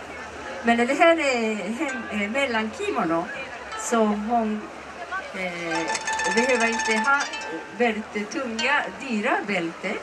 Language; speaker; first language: Swedish; non-native, learner; Japanese